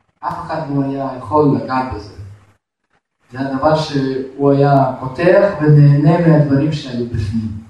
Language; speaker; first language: Hebrew; non-native, fluent; Russian